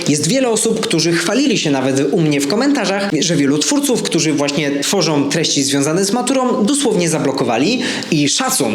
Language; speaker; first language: Polish; native; Polish